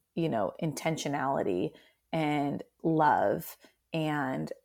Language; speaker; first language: English; native; English